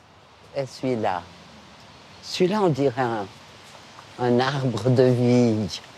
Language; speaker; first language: French; native; French